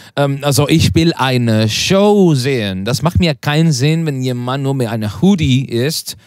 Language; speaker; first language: German; non-native, learner; Spanish